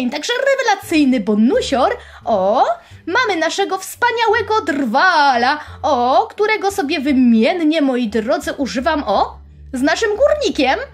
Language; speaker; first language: Polish; native; Polish